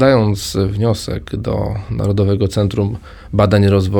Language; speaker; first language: Polish; native; Polish